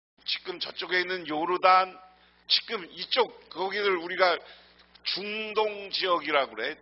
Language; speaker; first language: Korean; native; Korean